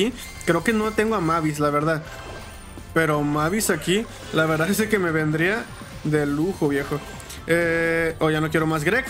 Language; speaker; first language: Spanish; native; Spanish